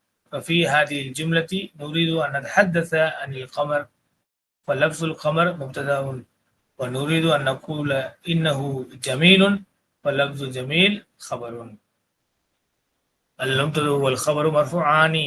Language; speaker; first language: Arabic; non-native, fluent; Tamil